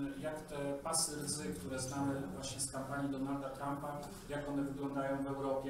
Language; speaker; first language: Polish; native; Polish